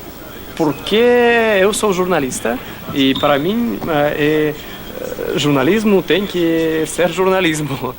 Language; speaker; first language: Portuguese; non-native, learner; Russian